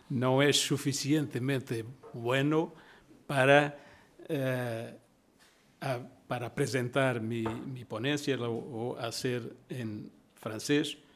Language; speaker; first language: Spanish; non-native, learner; Portuguese